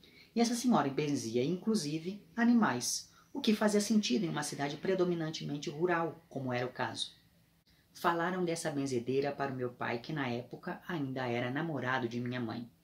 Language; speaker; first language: Portuguese; native; Portuguese